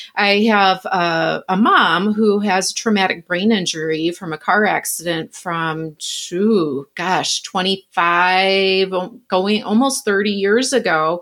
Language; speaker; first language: English; native; English